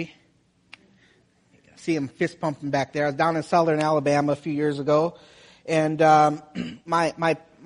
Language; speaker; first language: English; native; English